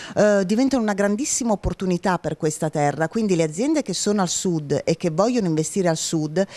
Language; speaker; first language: Italian; native; Italian